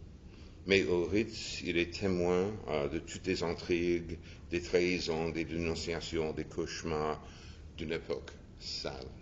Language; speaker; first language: French; non-native, fluent; English